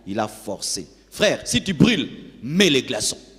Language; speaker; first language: French; non-native, local second language; Lingala